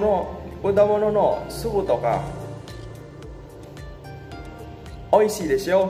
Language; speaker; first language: Japanese; non-native, learner; Indonesian